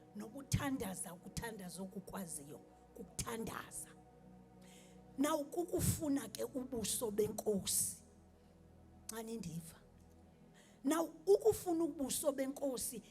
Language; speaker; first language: Zulu; non-native, local second language; Xhosa